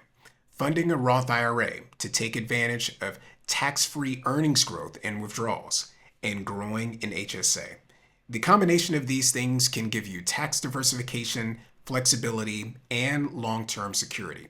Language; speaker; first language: English; native; English